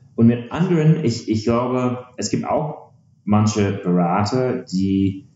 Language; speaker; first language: German; non-native, fluent; English